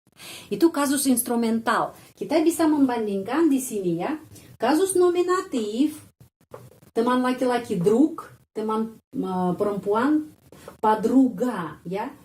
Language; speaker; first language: Indonesian; non-native, fluent; Russian